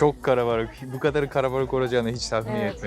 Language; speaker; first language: Turkish; non-native, fluent; Japanese